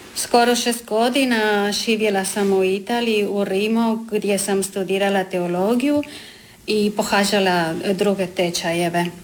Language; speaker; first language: Croatian; non-native, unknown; Spanish